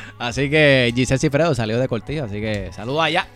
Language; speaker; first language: Spanish; native; Spanish